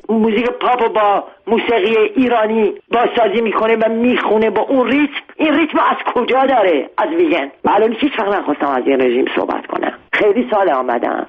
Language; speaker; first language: Persian; non-native, local second language; Armenian